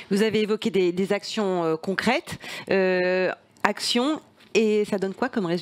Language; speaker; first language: French; native; French